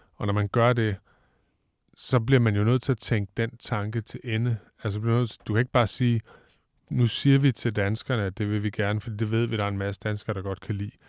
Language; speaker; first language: Danish; native; Danish